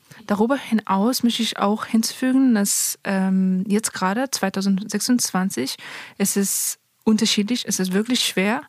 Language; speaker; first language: German; non-native, fluent; Persian